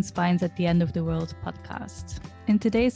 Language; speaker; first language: English; non-native, fluent; Dutch